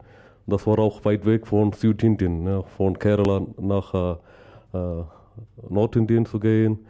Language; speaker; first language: German; non-native, learner; Malayalam